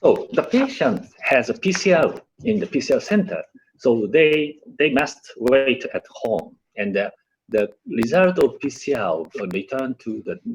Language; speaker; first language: English; non-native, learner; Japanese